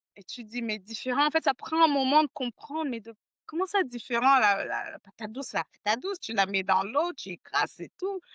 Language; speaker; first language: French; native; French